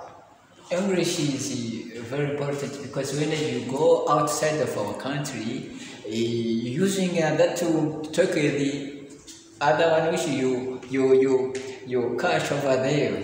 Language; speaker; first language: English; non-native, learner; Rundi